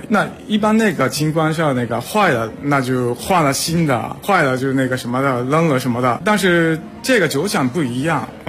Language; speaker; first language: Chinese; non-native, fluent; Japanese